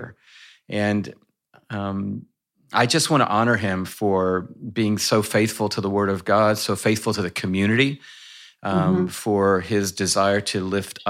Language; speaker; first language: English; native; English